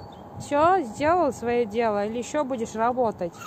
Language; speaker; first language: Russian; non-native, local second language; Tajik